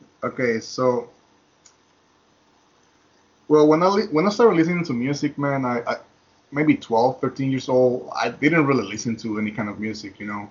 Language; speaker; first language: English; non-native, fluent; Spanish